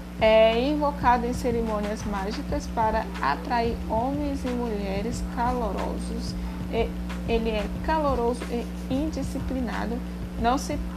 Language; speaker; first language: Portuguese; native; Portuguese